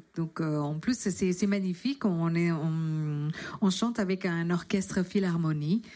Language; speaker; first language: French; non-native, fluent; Indonesian